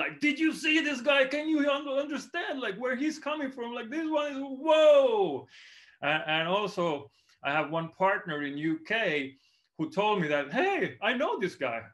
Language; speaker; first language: English; non-native, fluent; Estonian